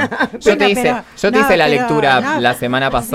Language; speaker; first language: Spanish; native; Spanish